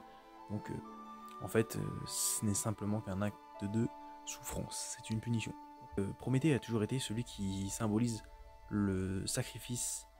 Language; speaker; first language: French; native; French